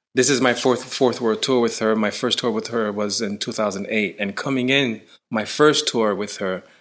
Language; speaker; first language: English; native; English